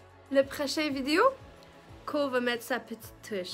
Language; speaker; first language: French; native; French